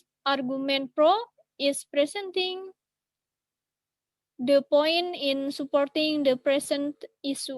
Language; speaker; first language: English; non-native, learner; Indonesian